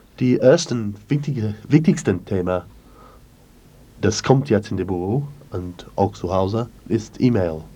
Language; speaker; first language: German; non-native, learner; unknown